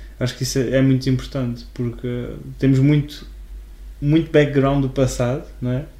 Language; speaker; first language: Portuguese; native; Portuguese